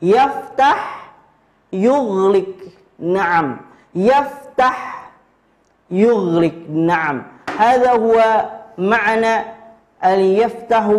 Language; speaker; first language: Arabic; non-native, fluent; Indonesian